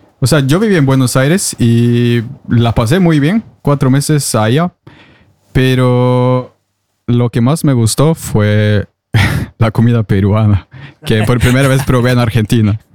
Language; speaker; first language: Spanish; non-native, fluent; Norwegian